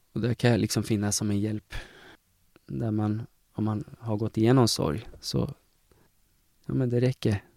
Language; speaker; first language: Swedish; native; Swedish